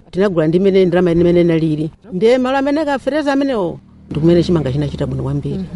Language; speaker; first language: Nyanja; native; Nyanja